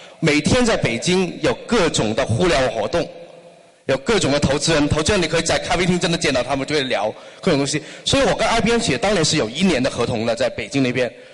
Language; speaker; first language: Chinese; non-native, local second language; Cantonese